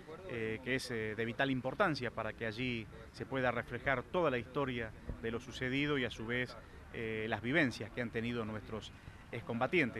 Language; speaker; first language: Spanish; native; Spanish